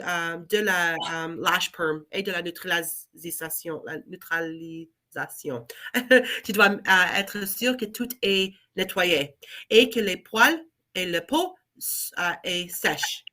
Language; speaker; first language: French; non-native, learner; English